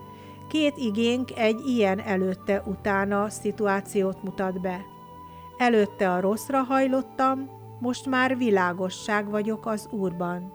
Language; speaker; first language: Hungarian; native; Hungarian